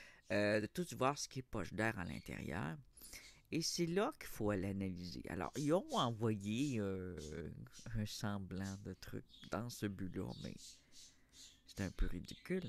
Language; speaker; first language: French; native; French